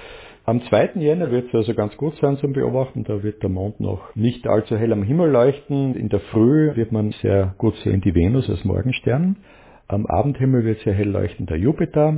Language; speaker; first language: German; native; German